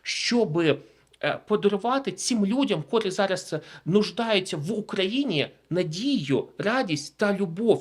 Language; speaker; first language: Ukrainian; native; Ukrainian